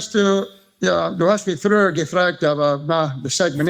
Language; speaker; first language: German; non-native, fluent; English